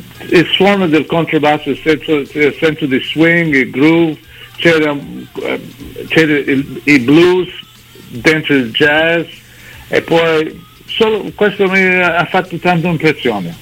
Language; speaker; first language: Italian; early bilingual, heritage; English